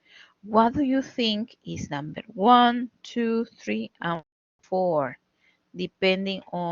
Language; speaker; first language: English; non-native, fluent; Spanish